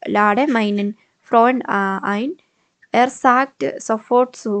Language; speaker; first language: German; non-native, learner; Malayalam